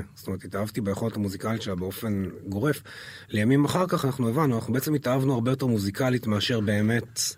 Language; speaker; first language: Hebrew; native; Hebrew